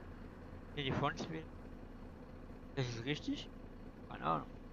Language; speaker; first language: German; native; German